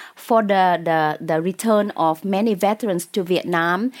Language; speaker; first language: English; non-native, fluent; Vietnamese